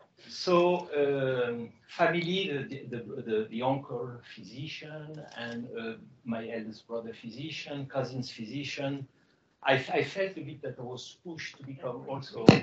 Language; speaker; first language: English; non-native, fluent; Arabic